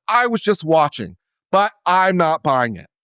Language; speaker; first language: English; native; English